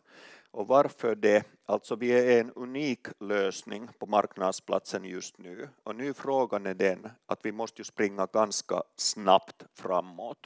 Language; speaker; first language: Swedish; non-native, local second language; Finnish